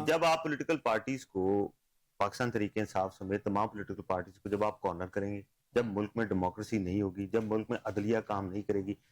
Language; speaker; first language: Urdu; non-native, local second language; Punjabi